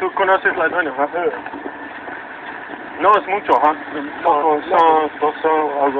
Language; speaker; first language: Spanish; non-native, learner; English